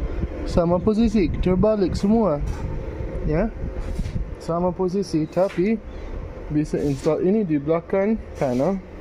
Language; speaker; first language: Indonesian; non-native, learner; English